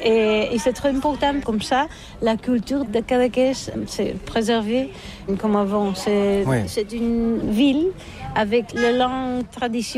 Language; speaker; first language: French; non-native, learner; Catalan